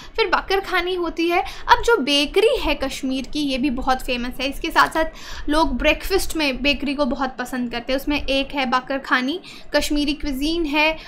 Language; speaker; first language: Hindi; native; Hindi